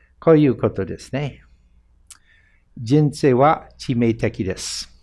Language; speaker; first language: Japanese; non-native, fluent; English